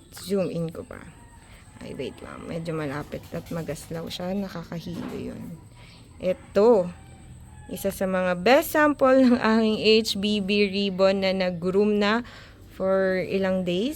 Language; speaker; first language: Filipino; native; Filipino